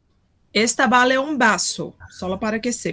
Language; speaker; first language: Spanish; non-native, fluent; Portuguese